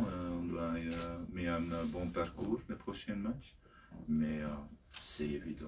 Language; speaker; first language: French; non-native, fluent; Dutch